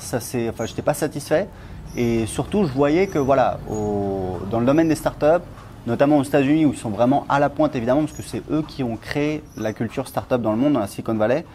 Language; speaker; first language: French; native; French